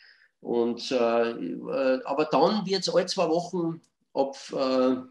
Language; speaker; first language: German; native; German